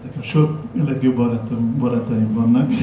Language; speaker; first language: Hungarian; non-native, learner; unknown